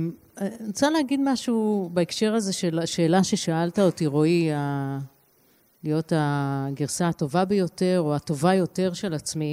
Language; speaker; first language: Hebrew; native; Hebrew